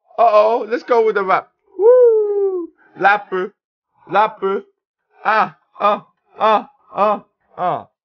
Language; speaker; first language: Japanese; non-native, learner; English